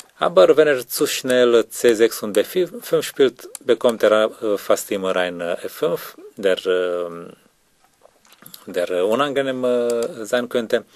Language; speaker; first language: German; non-native, learner; Romanian